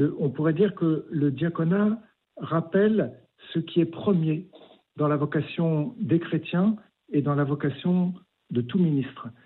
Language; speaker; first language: French; native; French